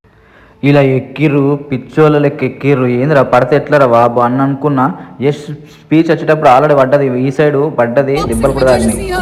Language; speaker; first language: Telugu; native; Telugu